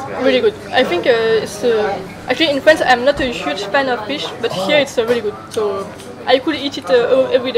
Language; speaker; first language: English; non-native, learner; French